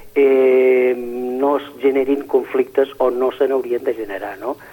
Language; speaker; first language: Catalan; native; Catalan